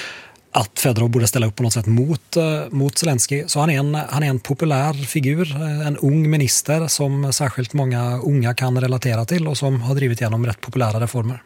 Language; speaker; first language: Swedish; native; Swedish